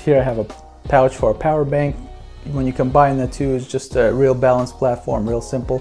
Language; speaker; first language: English; native; English